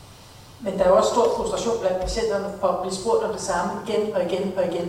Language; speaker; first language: Danish; native; Danish